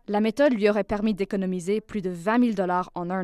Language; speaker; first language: French; native; French